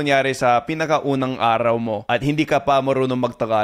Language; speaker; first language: Filipino; non-native, fluent; English